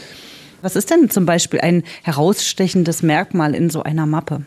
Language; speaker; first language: German; native; German